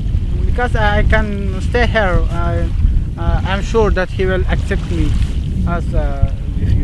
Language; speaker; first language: English; non-native, learner; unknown